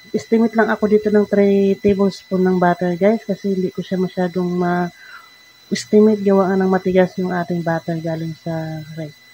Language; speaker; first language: Filipino; non-native, local second language; Cebuano